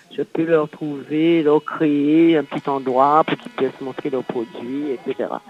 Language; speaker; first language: French; native; French